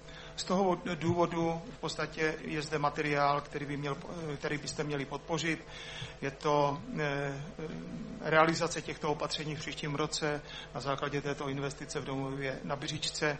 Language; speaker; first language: Czech; native; Czech